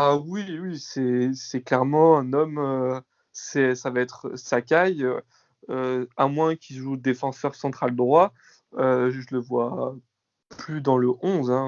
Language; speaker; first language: French; native; French